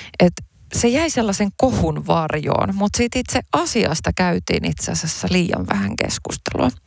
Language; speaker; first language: Finnish; early bilingual, other home language; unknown